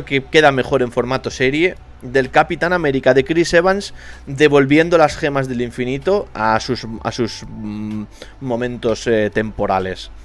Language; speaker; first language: Spanish; native; Spanish